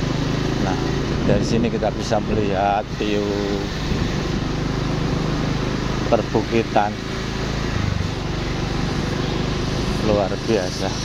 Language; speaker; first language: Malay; non-native, local second language; Javanese